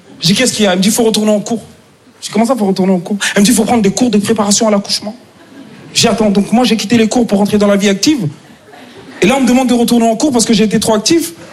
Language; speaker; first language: French; native; French